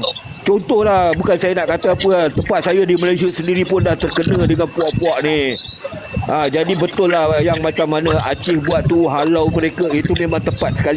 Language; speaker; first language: Malay; native; Malay